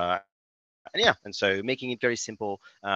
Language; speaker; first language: English; non-native, fluent; French